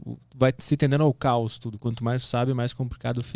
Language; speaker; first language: Portuguese; native; Portuguese